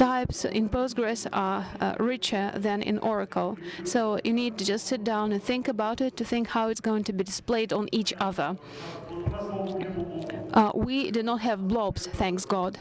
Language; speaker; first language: English; non-native, fluent; Russian